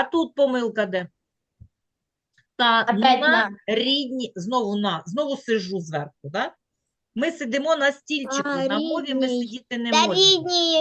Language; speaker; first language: Ukrainian; native; Ukrainian